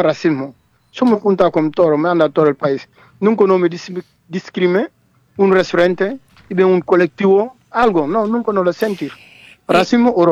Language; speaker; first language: Spanish; non-native, learner; Wolof